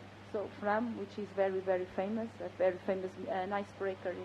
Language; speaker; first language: English; non-native, fluent; Croatian